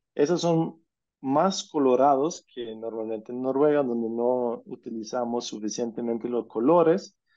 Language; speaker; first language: Spanish; non-native, fluent; Danish